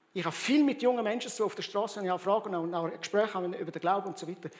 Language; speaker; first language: German; early bilingual, heritage; German